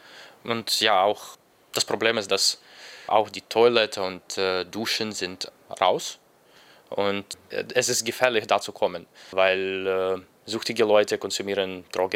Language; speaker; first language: German; non-native, learner; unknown